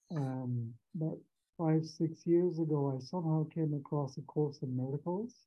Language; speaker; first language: English; native; English